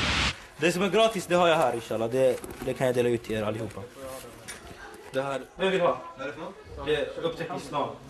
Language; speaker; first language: Swedish; non-native, local second language; Arabic